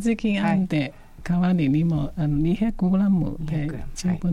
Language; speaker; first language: Japanese; non-native, fluent; Chinese